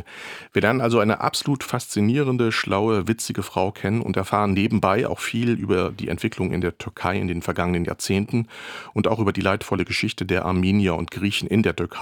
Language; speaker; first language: German; native; German